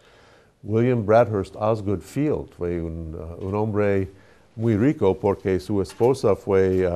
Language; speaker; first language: Spanish; non-native, fluent; English